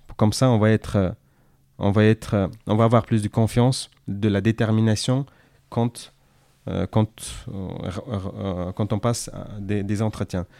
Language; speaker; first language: French; non-native, fluent; Kyrgyz